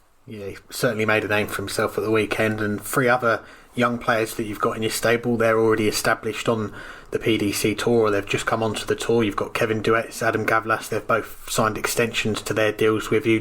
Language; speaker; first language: English; native; English